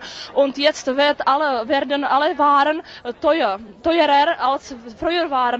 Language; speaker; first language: German; non-native, fluent; Czech